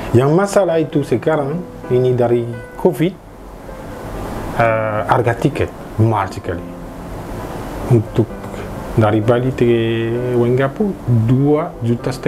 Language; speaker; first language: Indonesian; non-native, learner; French